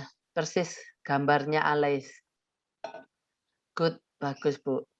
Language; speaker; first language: Indonesian; native; Indonesian